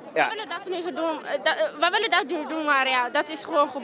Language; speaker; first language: Dutch; non-native, learner; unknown